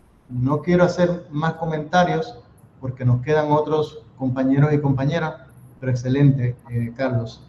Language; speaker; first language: Spanish; native; Spanish